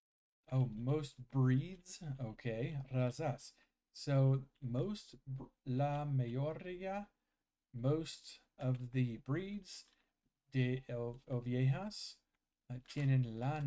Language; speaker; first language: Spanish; non-native, learner; English